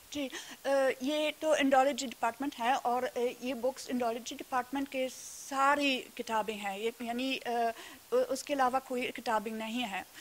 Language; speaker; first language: Urdu; non-native, fluent; German